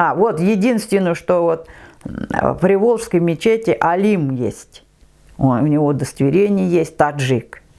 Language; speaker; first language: Russian; non-native, local second language; Kazakh